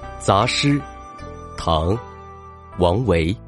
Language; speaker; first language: Chinese; native; Chinese